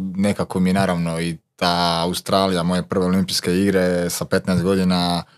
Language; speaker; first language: Croatian; non-native, local second language; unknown